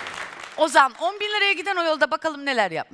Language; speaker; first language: Turkish; native; Turkish